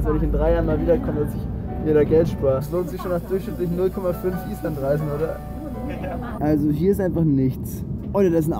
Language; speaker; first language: German; native; German